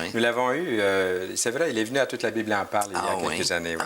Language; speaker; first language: French; native; French